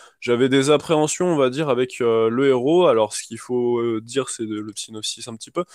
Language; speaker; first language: French; native; French